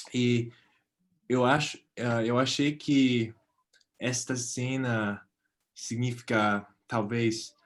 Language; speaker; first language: Portuguese; non-native, learner; English